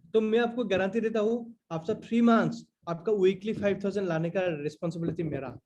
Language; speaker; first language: Hindi; non-native, local second language; Assamese